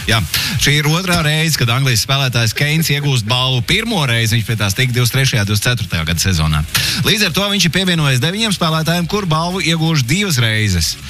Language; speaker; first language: Latvian; native; Latvian